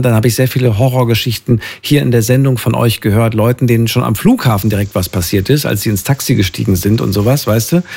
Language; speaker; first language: German; native; German